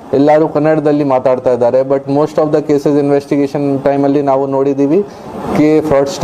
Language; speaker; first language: Kannada; non-native, local second language; Hindi